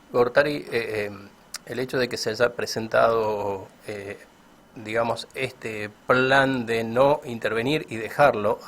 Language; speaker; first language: Spanish; native; Spanish